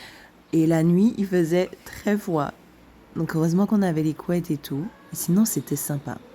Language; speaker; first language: French; native; French